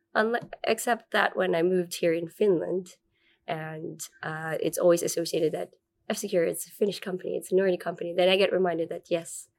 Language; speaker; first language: English; non-native, local second language; Filipino